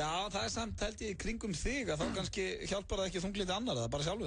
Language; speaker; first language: Icelandic; native; Icelandic